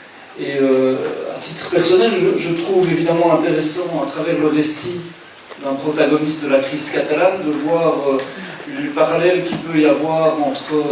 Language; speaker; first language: French; native; French